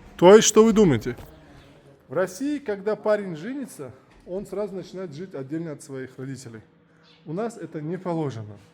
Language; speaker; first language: Russian; non-native, local second language; Uzbek